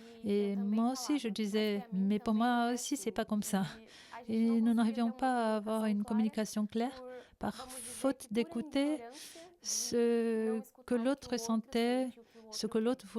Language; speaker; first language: French; non-native, fluent; Portuguese